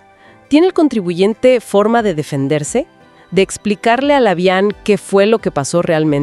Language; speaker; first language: Spanish; native; Spanish